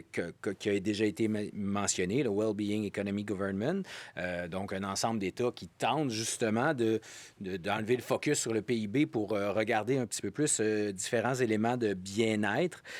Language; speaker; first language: French; native; French